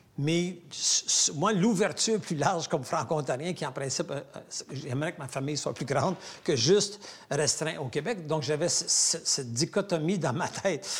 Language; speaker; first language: French; native; French